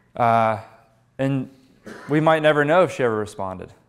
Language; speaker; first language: English; native; English